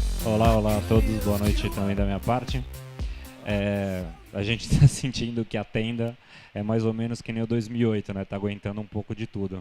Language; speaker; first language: Portuguese; non-native, fluent; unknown